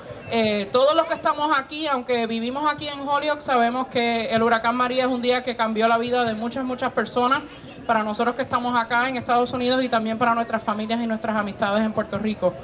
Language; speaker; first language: Spanish; native; Spanish